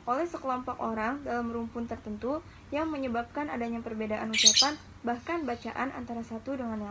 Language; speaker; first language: Indonesian; native; Indonesian